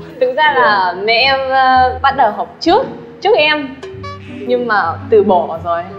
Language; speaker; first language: Vietnamese; non-native, fluent; Japanese